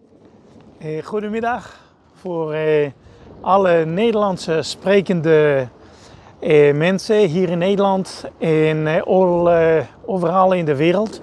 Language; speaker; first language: Dutch; non-native, fluent; Hebrew